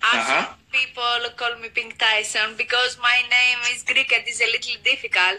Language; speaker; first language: English; non-native, learner; Greek